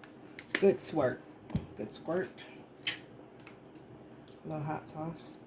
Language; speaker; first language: English; native; English